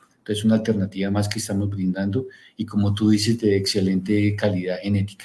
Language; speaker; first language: Spanish; native; Spanish